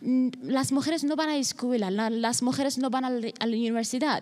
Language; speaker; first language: Spanish; non-native, learner; Persian